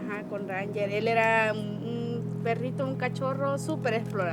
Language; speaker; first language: Spanish; native; Spanish